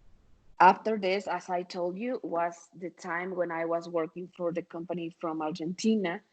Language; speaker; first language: English; non-native, fluent; Spanish